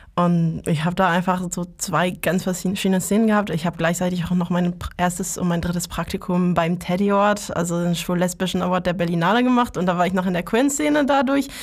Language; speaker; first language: German; non-native, fluent; French